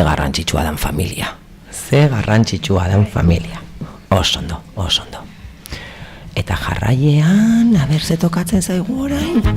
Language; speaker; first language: Basque; native; Basque